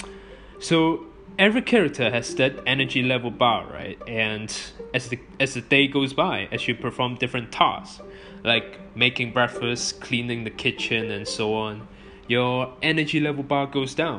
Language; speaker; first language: English; non-native, local second language; Cantonese